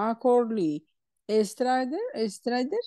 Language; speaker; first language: English; non-native, learner; Spanish